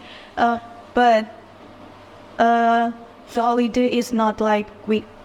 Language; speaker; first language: English; non-native, fluent; Indonesian